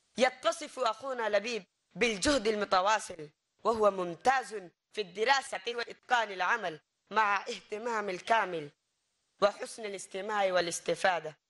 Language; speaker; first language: Arabic; non-native, fluent; Bangla